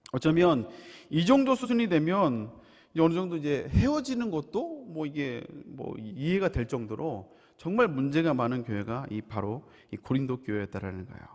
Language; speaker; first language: Korean; native; Korean